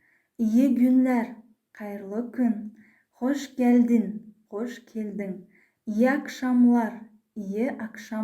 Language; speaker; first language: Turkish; non-native, fluent; Kazakh